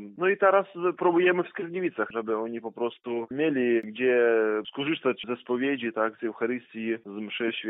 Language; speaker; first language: Polish; non-native, fluent; Ukrainian